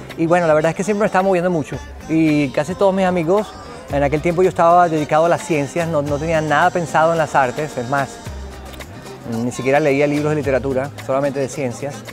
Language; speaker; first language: Spanish; native; Spanish